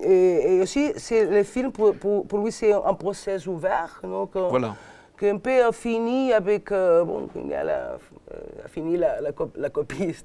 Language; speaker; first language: French; non-native, learner; Catalan